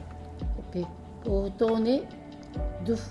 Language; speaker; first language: French; non-native, learner; Korean